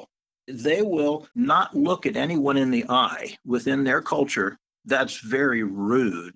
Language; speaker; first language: English; native; English